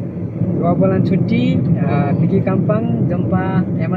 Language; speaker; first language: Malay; non-native, learner; Nepali